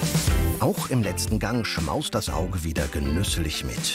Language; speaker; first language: German; native; German